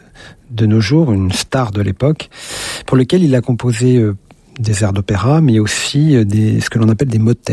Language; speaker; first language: French; native; French